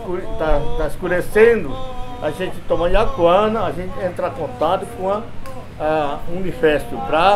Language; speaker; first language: Portuguese; non-native, local second language; Yanomámi